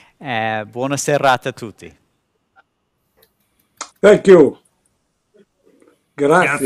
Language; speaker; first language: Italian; non-native, learner; English